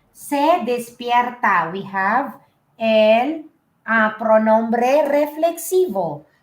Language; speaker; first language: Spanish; non-native, learner; Filipino